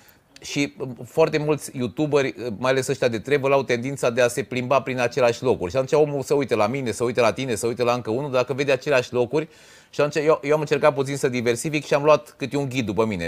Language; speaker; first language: Romanian; native; Romanian